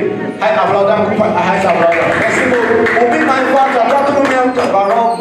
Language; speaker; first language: Romanian; non-native, learner; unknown